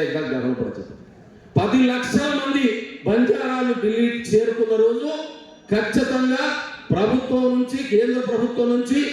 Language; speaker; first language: Telugu; non-native, local second language; Lambadi